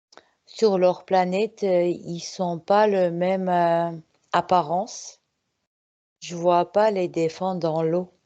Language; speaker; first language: French; non-native, fluent; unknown